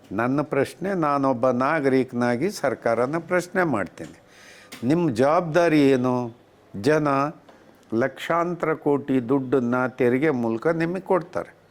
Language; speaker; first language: Kannada; native; Kannada